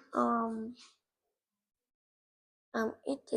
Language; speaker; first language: English; non-native, learner; Vietnamese